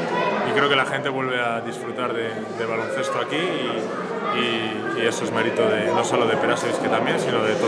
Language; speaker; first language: Spanish; native; Spanish